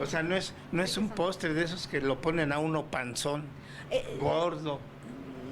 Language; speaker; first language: Spanish; native; Spanish